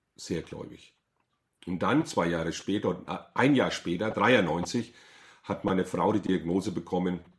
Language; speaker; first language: German; native; German